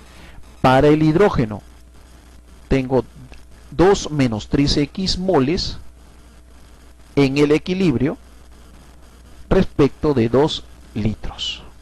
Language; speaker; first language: Spanish; native; Spanish